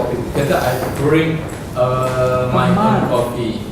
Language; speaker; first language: English; non-native, learner; Indonesian